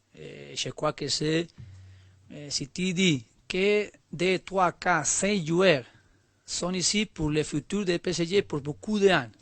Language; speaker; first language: French; non-native, learner; Spanish